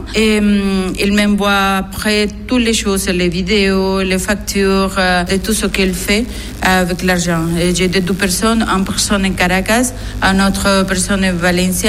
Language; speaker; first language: French; non-native, fluent; Spanish